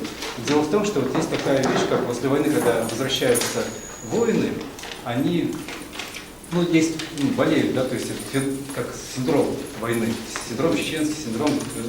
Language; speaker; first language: Russian; native; Russian